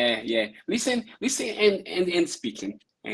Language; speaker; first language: English; non-native, learner; Portuguese